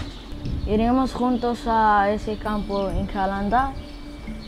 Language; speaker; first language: Spanish; non-native, learner; Arabic